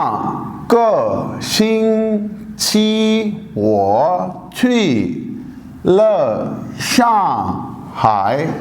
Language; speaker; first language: Chinese; non-native, fluent; Urdu